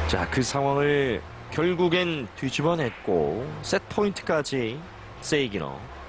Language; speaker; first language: Korean; native; Korean